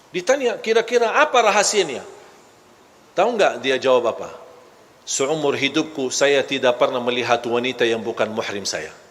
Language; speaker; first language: Malay; non-native, fluent; Arabic